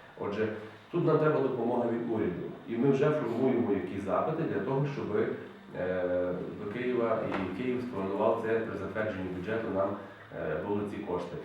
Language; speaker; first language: Ukrainian; native; Ukrainian